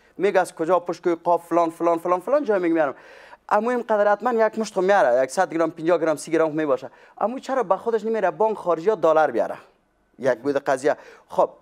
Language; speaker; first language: Persian; native; Persian